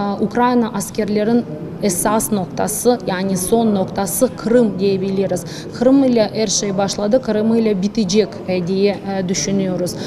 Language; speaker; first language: Turkish; non-native, fluent; Ukrainian